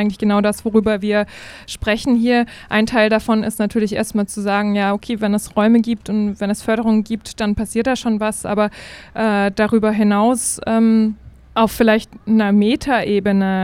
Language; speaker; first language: German; native; German